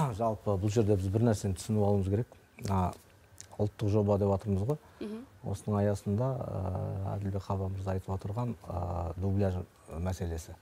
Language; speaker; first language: Kazakh; native; Kazakh